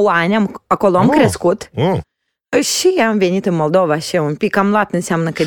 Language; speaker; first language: Romanian; native; Romanian